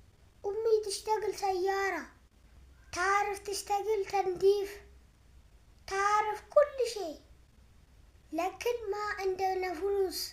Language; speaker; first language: Arabic; non-native, learner; Amharic